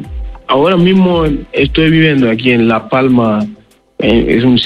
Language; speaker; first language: Spanish; non-native, learner; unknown